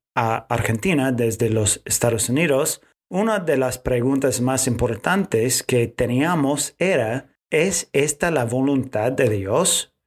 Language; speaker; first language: Spanish; non-native, fluent; English